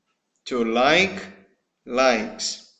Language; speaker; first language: English; non-native, fluent; Portuguese